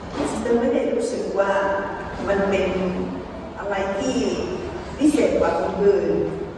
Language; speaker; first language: Thai; non-native, fluent; Spanish